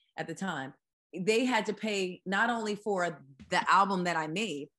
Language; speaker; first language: English; native; English